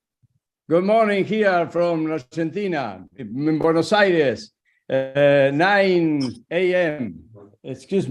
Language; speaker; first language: English; non-native, fluent; Spanish